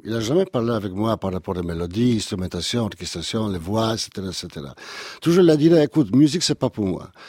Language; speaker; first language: French; non-native, learner; Polish